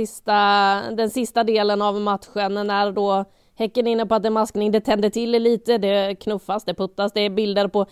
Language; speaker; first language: Swedish; native; Swedish